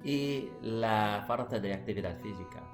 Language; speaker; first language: Spanish; non-native, fluent; English